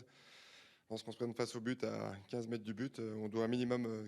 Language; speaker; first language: French; native; French